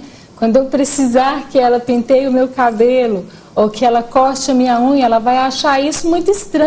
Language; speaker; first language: Portuguese; native; Portuguese